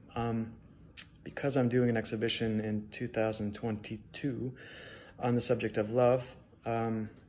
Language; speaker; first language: English; native; English